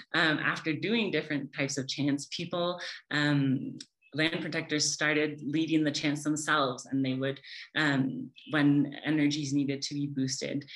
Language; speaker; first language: English; native; English